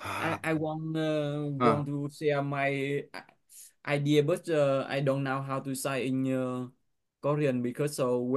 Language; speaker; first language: English; non-native, learner; Vietnamese